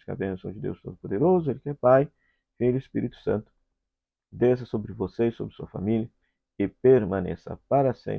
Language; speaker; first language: Portuguese; native; Portuguese